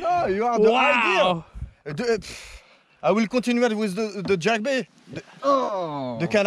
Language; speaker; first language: English; non-native, learner; French